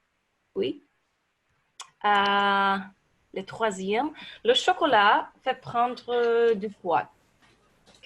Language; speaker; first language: French; non-native, learner; Russian